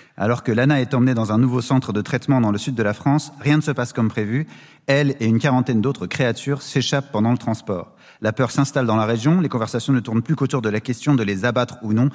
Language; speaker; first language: French; native; French